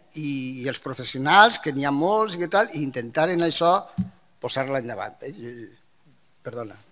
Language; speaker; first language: Catalan; non-native, local second language; Spanish